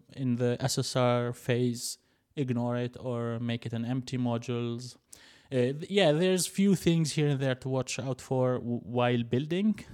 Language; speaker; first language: English; non-native, fluent; Arabic